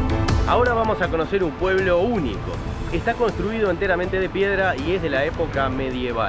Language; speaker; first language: Spanish; native; Spanish